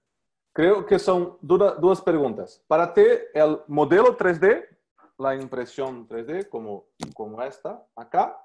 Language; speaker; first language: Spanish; non-native, learner; Portuguese